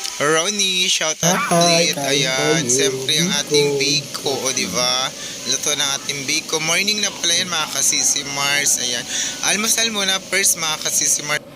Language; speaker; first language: Filipino; non-native, local second language; Cebuano